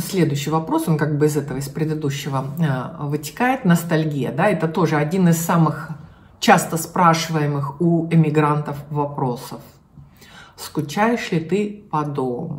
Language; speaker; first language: Russian; native; Russian